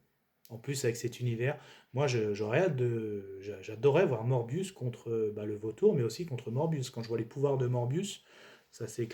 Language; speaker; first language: French; native; French